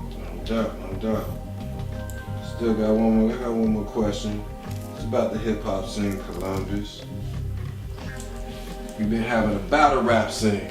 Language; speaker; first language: English; native; English